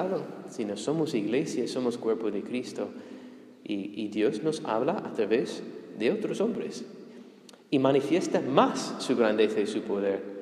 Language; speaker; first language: Spanish; non-native, fluent; English